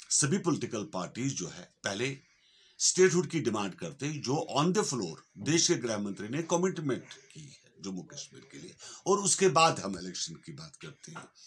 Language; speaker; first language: Hindi; non-native, local second language; Kashmiri